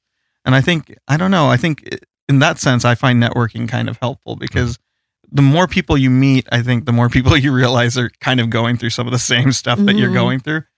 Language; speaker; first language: English; early bilingual, other home language; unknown